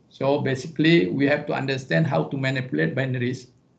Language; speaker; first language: English; non-native, local second language; Malay